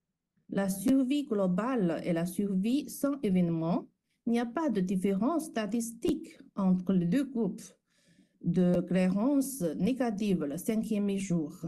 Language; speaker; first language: French; non-native, fluent; Chinese